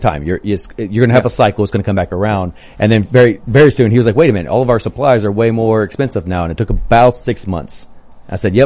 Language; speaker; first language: English; native; English